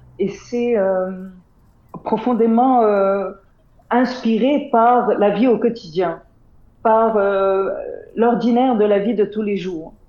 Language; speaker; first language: French; non-native, local second language; Arabic